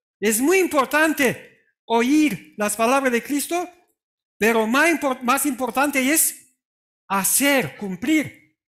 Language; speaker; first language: Spanish; non-native, fluent; Romanian